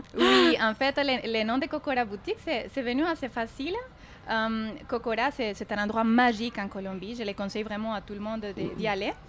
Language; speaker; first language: French; non-native, fluent; Spanish